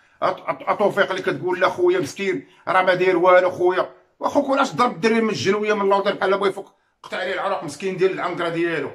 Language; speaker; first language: Arabic; native; Arabic